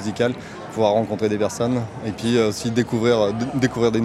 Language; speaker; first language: French; native; French